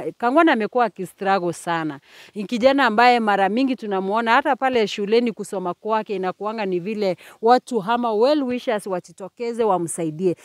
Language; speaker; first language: Swahili; non-native, local second language; Gusii